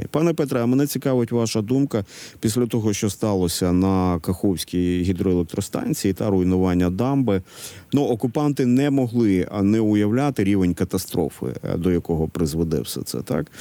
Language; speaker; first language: Ukrainian; native; Ukrainian